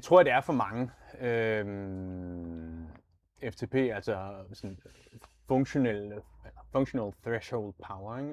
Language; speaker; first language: Danish; native; Danish